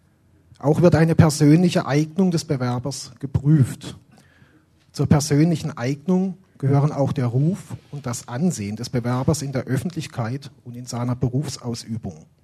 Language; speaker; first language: German; native; German